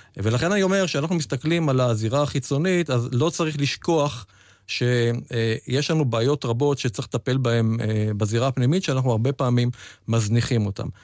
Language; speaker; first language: Hebrew; native; Hebrew